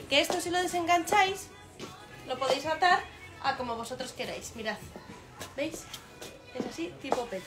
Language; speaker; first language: Spanish; native; Spanish